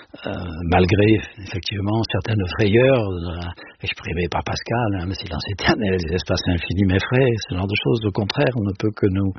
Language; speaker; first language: French; native; French